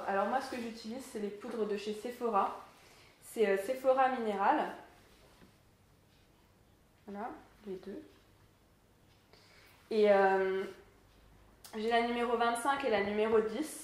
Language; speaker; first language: French; native; French